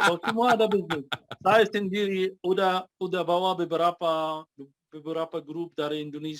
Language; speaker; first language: Indonesian; non-native, fluent; Arabic